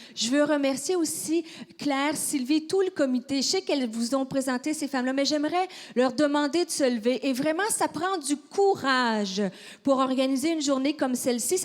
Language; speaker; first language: French; native; French